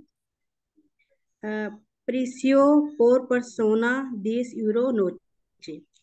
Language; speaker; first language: Spanish; non-native, learner; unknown